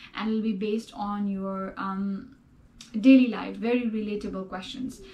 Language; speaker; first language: English; non-native, local second language; Nepali